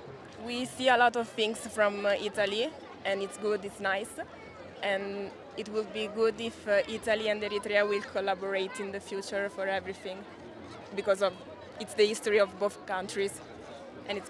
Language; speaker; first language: English; non-native, fluent; Italian